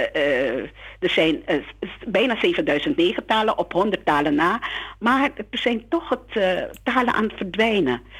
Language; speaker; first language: Dutch; non-native, local second language; Sranan Tongo